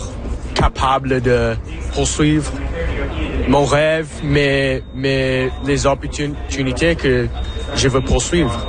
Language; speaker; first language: French; non-native, local second language; English